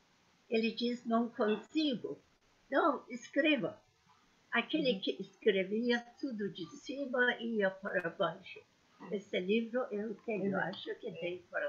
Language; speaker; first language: Portuguese; non-native, learner; Persian